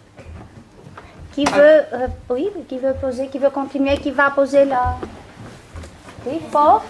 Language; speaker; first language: French; non-native, fluent; Greek